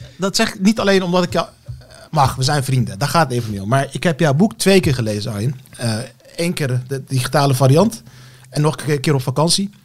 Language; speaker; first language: Dutch; native; Dutch